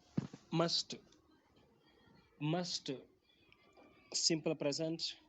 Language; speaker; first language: English; non-native, fluent; Wolof